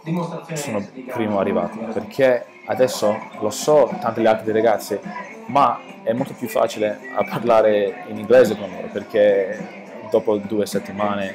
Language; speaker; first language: Italian; non-native, learner; English